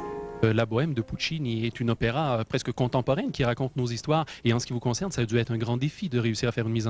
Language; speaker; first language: French; native; French